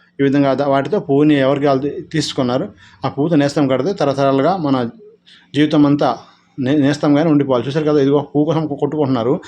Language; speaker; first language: Telugu; non-native, local second language; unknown